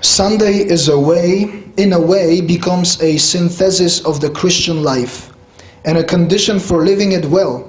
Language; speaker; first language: English; non-native, fluent; Polish